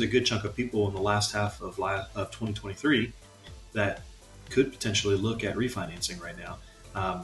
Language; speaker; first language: English; native; English